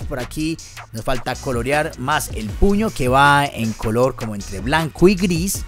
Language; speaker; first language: Spanish; native; Spanish